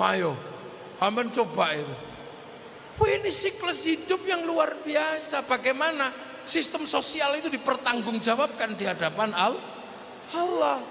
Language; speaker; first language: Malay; non-native, local second language; Javanese